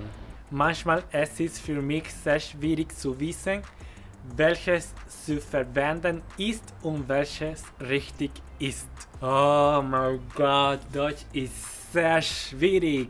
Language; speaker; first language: German; non-native, fluent; Spanish